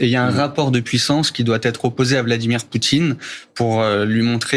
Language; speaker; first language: French; native; French